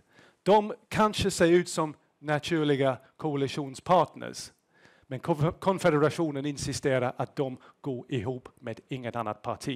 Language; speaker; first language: Swedish; non-native, fluent; English